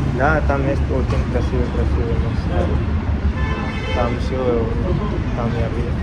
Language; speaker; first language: Russian; non-native, learner; Kannada